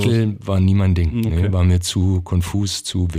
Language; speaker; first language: German; early bilingual, other home language; Croatian